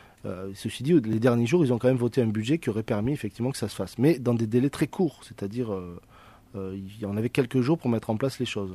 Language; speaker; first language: French; native; French